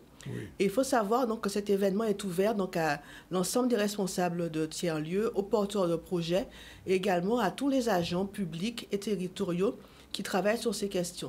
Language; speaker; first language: French; native; French